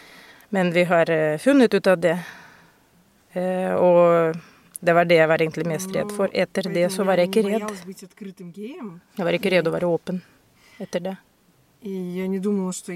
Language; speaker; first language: Norwegian; non-native, fluent; Russian